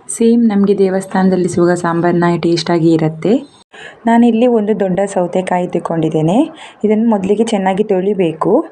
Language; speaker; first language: Kannada; non-native, local second language; Tulu